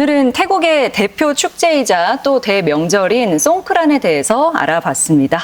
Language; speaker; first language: Korean; native; Korean